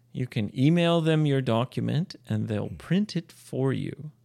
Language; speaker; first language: English; native; English